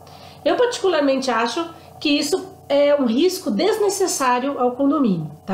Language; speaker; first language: Portuguese; native; Portuguese